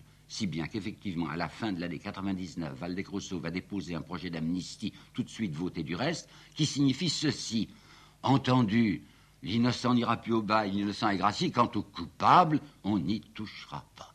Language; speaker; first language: French; native; French